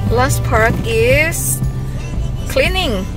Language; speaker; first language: English; non-native, fluent; Filipino